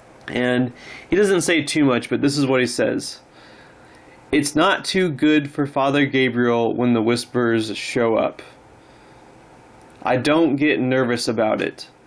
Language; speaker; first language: English; native; English